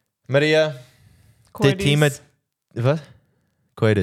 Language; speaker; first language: German; non-native, learner; English